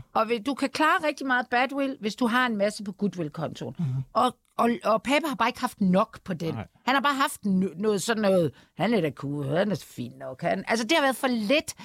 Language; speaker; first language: Danish; native; Danish